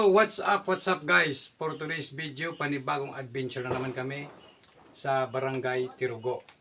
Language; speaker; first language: Filipino; non-native, local second language; Bikol